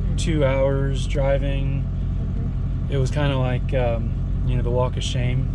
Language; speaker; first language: English; native; English